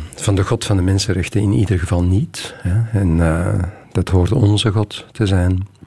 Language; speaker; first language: Dutch; native; Dutch